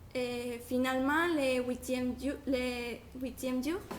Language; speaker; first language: French; non-native, learner; Spanish